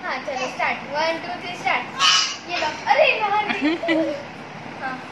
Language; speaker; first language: Hindi; non-native, local second language; Marathi